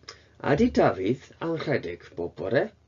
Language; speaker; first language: Welsh; non-native, fluent; Japanese